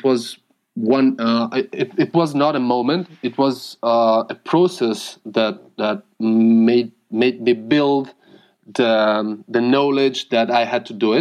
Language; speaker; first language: English; non-native, fluent; Italian